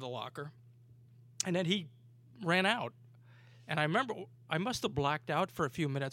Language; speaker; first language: English; native; English